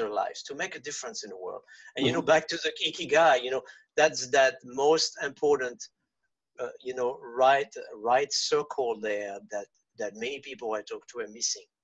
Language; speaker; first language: English; non-native, fluent; French